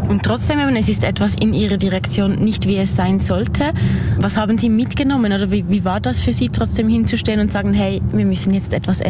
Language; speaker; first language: German; native; German